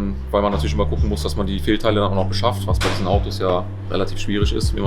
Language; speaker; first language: German; native; German